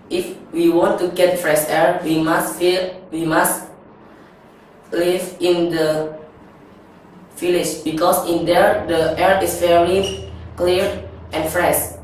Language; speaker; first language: English; non-native, learner; Indonesian